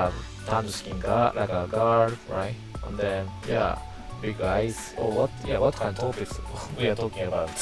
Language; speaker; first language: English; non-native, learner; Japanese